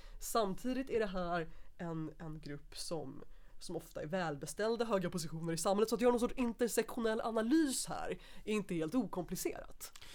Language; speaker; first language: Swedish; native; Swedish